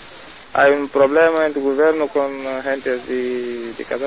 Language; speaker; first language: Spanish; non-native, learner; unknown